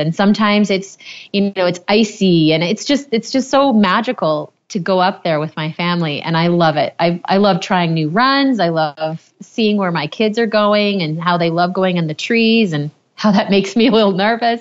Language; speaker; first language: English; native; English